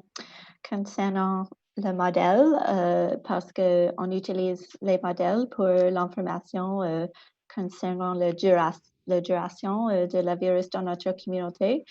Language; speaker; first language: French; non-native, local second language; English